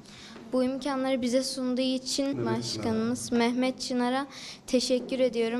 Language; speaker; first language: Turkish; native; Turkish